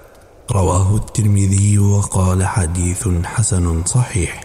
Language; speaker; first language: Arabic; native; Arabic